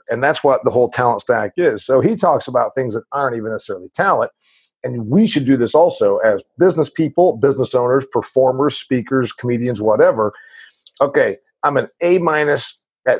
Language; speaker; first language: English; native; English